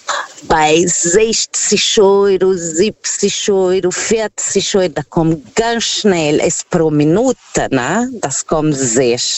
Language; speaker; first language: German; non-native, fluent; Portuguese